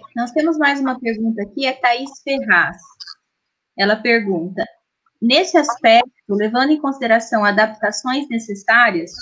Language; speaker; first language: Portuguese; native; Portuguese